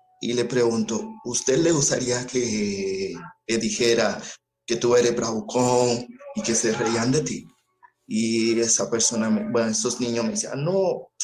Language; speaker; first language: Spanish; early bilingual, other home language; Haitian Creole